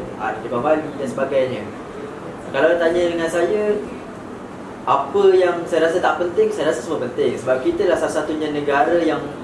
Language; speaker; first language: Malay; native; Malay